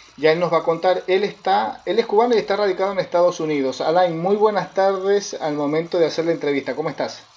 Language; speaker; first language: Spanish; native; Spanish